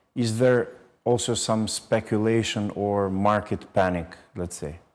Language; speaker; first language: English; non-native, fluent; Albanian